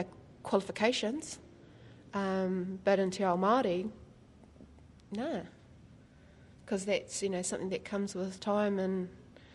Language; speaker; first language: English; native; English